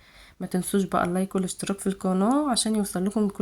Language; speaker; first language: Arabic; native; Arabic